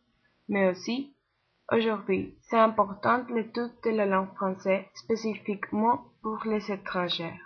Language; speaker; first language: French; non-native, learner; Spanish